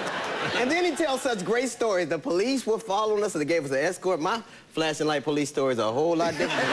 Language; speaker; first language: English; native; English